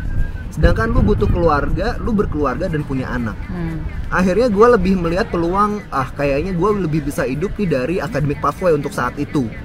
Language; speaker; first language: Indonesian; native; Indonesian